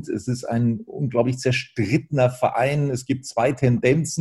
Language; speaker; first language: German; native; German